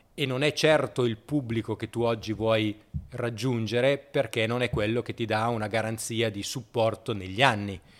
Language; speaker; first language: Italian; native; Italian